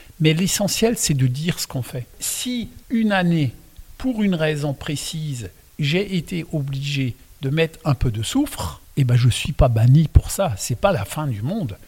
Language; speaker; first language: French; non-native, local second language; Swiss German